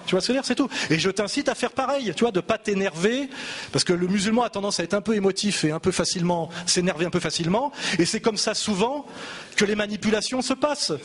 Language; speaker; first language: French; native; French